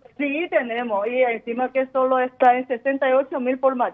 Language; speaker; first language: Spanish; non-native, learner; Korean